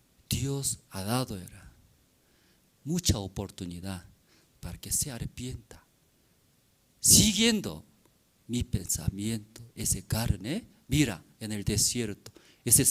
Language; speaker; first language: Spanish; non-native, learner; Korean